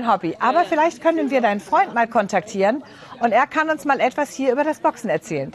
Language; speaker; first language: German; native; German